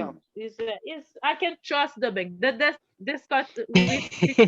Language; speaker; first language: English; non-native, learner; Haitian Creole